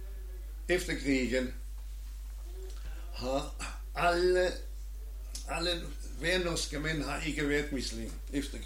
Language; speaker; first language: Danish; non-native, learner; German